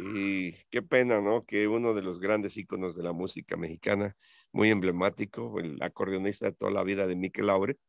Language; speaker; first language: Spanish; native; Spanish